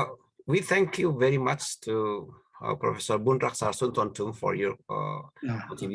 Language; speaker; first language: English; non-native, fluent; Indonesian